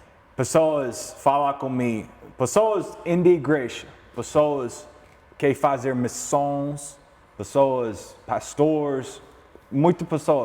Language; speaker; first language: Portuguese; non-native, learner; English